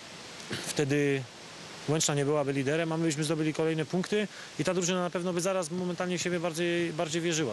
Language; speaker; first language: Polish; native; Polish